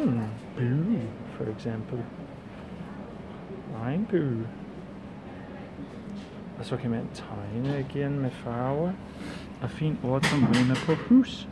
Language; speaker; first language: Danish; non-native, fluent; English